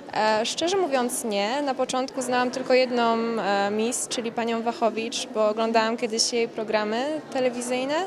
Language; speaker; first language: Polish; native; Polish